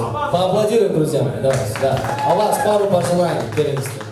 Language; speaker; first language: Russian; native; Russian